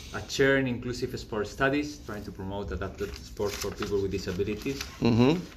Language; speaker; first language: English; non-native, fluent; Spanish